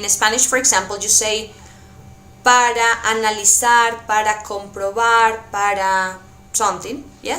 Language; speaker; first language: English; non-native, fluent; Spanish